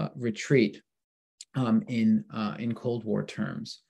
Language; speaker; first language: English; native; English